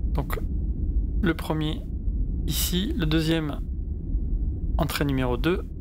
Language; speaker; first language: French; native; French